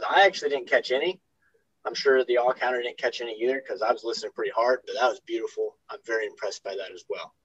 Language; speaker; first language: English; native; English